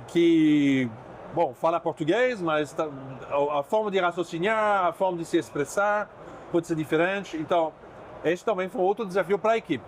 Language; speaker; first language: Portuguese; non-native, fluent; French